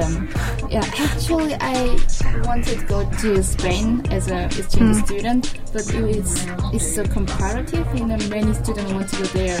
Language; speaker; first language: English; non-native, learner; Korean